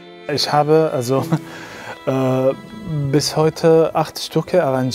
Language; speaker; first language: German; non-native, learner; Arabic